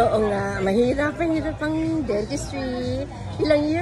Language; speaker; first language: Filipino; non-native, local second language; Cebuano